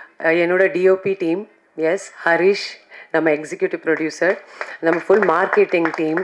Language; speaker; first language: Tamil; non-native, fluent; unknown